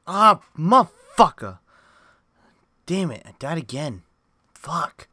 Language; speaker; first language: English; native; English